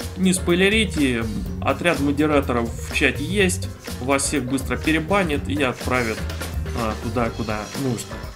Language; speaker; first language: Russian; non-native, fluent; Romanian